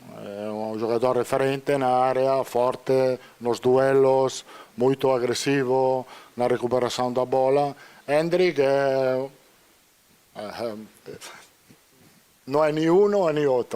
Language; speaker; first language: Portuguese; non-native, fluent; Italian